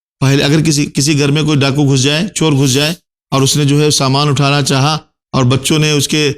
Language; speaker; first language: Urdu; native; Urdu